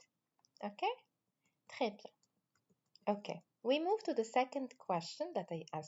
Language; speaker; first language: English; non-native, fluent; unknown